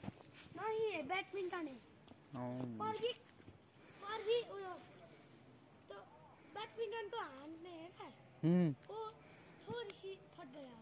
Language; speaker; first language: Hindi; non-native, learner; Nepali